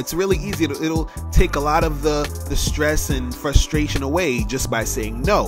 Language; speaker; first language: English; native; English